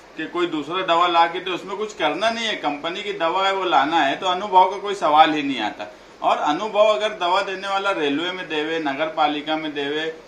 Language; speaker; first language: Hindi; non-native, local second language; Urdu